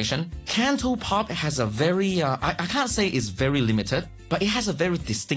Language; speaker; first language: English; non-native, local second language; Chinese